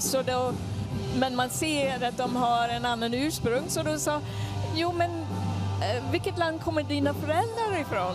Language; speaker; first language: Swedish; non-native, fluent; English